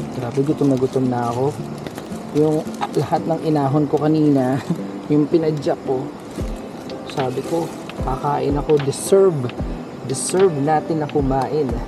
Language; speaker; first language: Filipino; non-native, local second language; Pangasinan